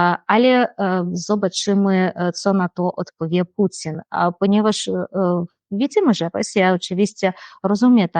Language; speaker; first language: Polish; non-native, fluent; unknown